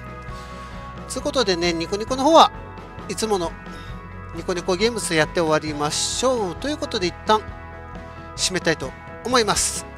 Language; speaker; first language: Japanese; native; Japanese